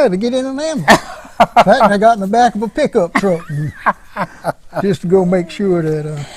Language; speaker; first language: English; native; English